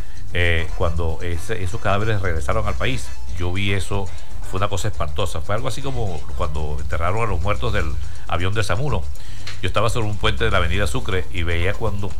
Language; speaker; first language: Spanish; native; Spanish